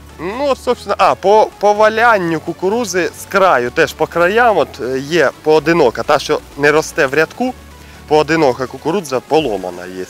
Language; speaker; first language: Ukrainian; non-native, local second language; Russian